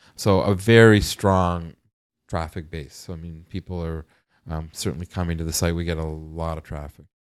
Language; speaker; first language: English; native; English